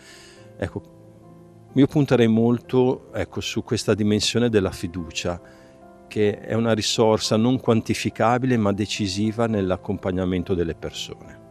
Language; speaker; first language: Italian; native; Italian